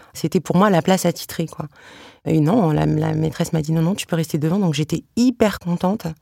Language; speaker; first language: French; early bilingual, other home language; Arabic